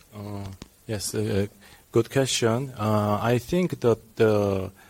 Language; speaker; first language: English; non-native, learner; Korean